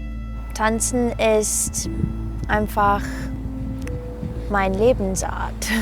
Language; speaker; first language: German; non-native, fluent; English